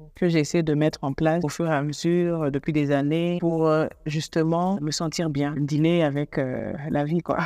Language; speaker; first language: French; non-native, local second language; Rundi